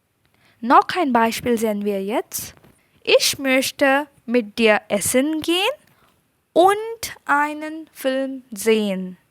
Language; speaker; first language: German; non-native, fluent; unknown